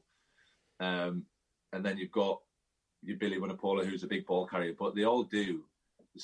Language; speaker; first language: English; native; English